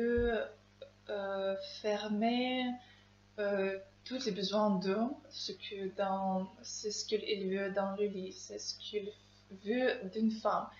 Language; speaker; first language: French; non-native, learner; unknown